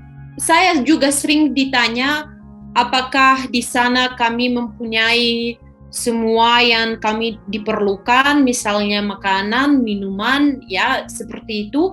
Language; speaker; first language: Indonesian; non-native, fluent; Ukrainian